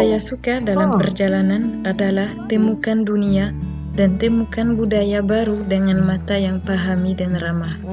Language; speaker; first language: Indonesian; non-native, fluent; French